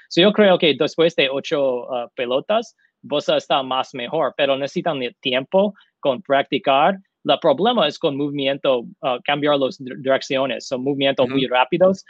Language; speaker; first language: Spanish; non-native, learner; English